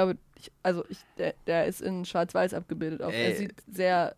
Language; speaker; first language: German; native; German